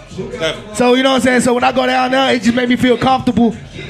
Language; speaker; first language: English; native; English